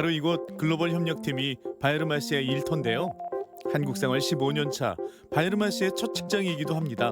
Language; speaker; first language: Korean; native; Korean